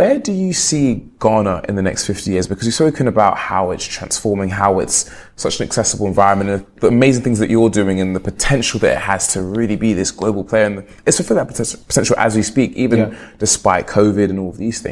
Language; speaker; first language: English; native; English